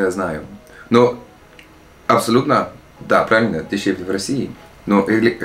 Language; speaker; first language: Russian; non-native, learner; Dutch